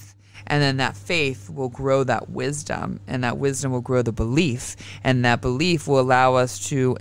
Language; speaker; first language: English; native; English